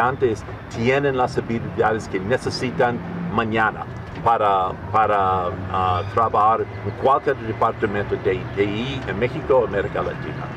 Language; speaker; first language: Spanish; non-native, learner; English